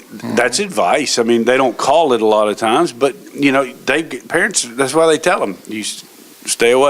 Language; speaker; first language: English; native; English